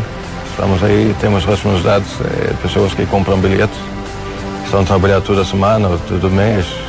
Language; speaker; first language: Portuguese; non-native, fluent; Swedish